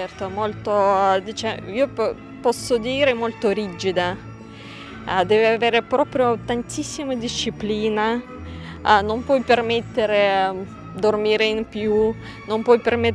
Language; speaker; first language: Italian; non-native, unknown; Russian